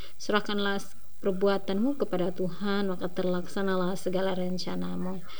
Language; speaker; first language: Indonesian; native; Indonesian